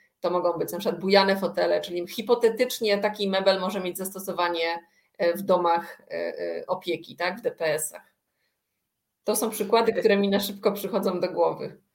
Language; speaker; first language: Polish; native; Polish